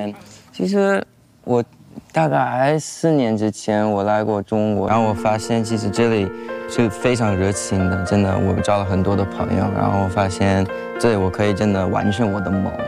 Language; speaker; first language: Chinese; non-native, fluent; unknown